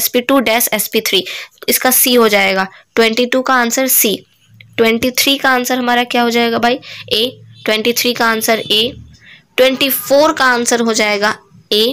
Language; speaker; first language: Hindi; native; Hindi